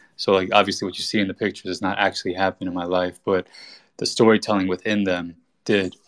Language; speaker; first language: English; native; English